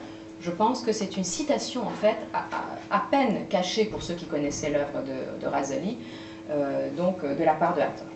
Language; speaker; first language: French; native; French